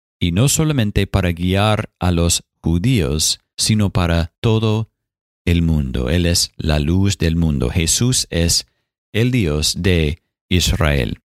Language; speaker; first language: Spanish; non-native, fluent; English